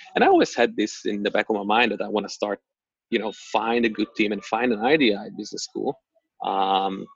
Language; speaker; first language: English; non-native, fluent; Slovak